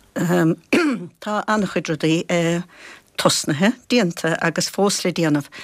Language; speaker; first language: Irish; native; Irish